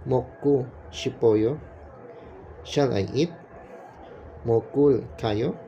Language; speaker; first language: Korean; non-native, learner; English